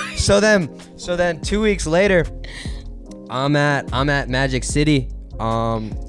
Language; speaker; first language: English; native; English